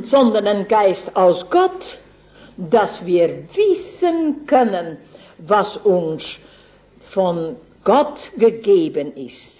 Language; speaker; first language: German; non-native, fluent; Dutch